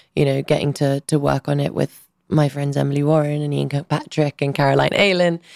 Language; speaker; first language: English; early bilingual, other home language; Albanian